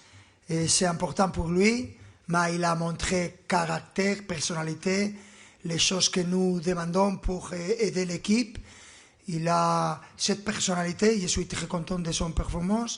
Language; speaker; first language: French; non-native, fluent; Spanish